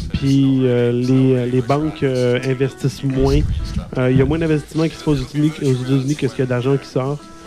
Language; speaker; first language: French; native; French